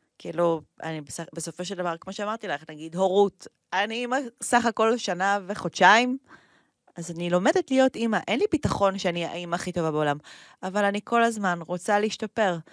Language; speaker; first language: Hebrew; native; Hebrew